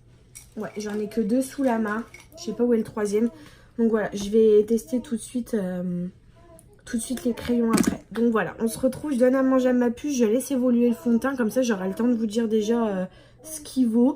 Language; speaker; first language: French; native; French